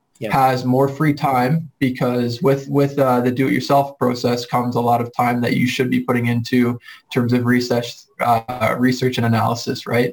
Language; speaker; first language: English; native; English